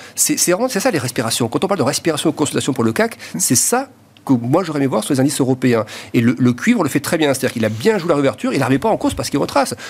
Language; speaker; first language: French; native; French